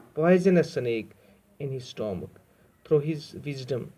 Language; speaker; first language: English; non-native, local second language; Urdu